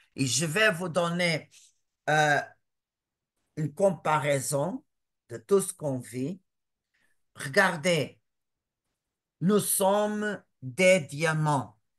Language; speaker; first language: French; non-native, fluent; Portuguese